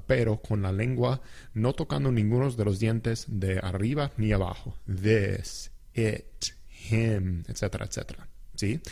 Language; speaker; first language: Spanish; non-native, fluent; English